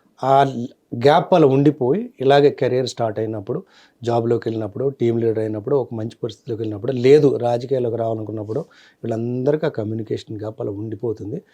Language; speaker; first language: Telugu; native; Telugu